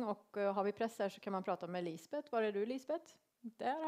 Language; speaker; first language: Swedish; native; Swedish